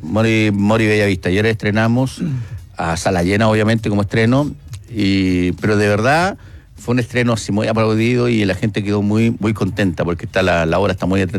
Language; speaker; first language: Spanish; native; Spanish